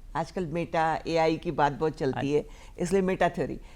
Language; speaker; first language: Hindi; non-native, local second language; Marathi